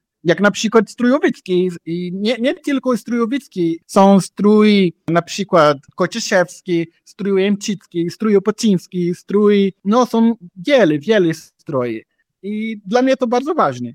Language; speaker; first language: Polish; non-native, learner; Portuguese